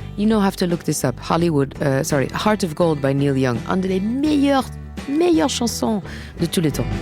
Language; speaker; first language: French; non-native, fluent; English